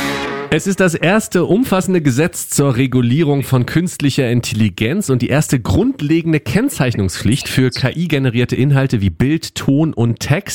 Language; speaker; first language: German; native; German